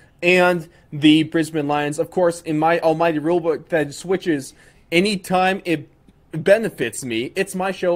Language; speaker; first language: English; native; English